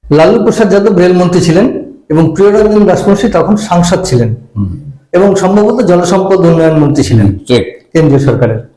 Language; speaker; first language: Bangla; native; Bangla